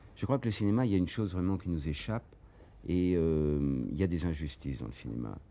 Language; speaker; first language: French; native; French